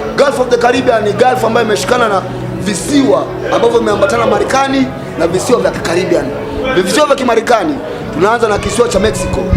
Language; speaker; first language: Swahili; native; Swahili